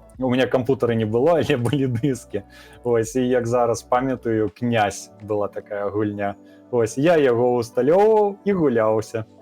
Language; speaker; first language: Belarusian; non-native, local second language; Russian